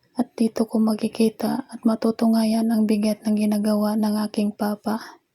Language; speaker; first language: Filipino; non-native, local second language; Cebuano